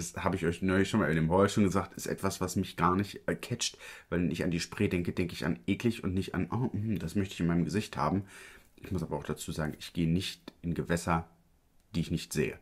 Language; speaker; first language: German; early bilingual, other home language; Italian